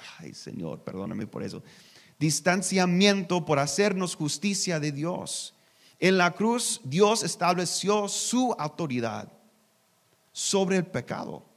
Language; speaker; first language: Spanish; non-native, learner; English